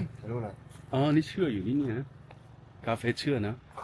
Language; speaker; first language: Thai; non-native, learner; Chinese